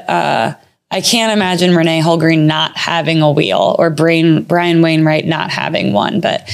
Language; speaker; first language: English; native; English